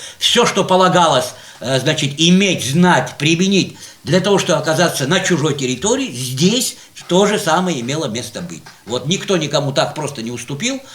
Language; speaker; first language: Russian; non-native, local second language; Abkhazian